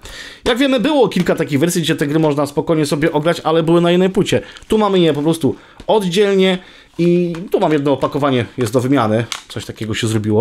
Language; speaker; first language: Polish; native; Polish